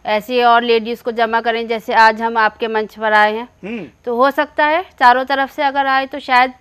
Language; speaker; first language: Hindi; native; Hindi